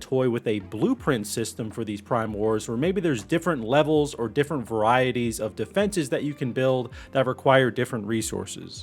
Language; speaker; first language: English; native; English